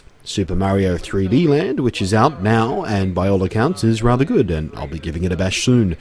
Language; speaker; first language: English; native; English